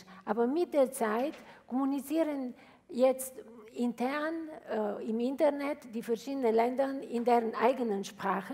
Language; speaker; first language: German; non-native, fluent; Bulgarian